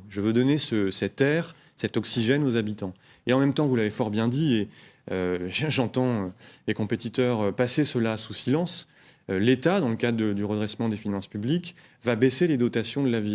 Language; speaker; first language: French; native; French